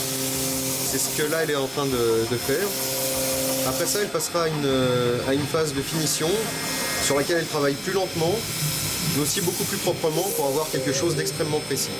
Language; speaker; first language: French; native; French